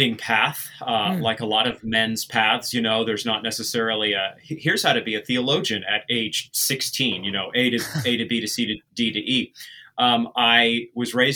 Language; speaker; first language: English; native; English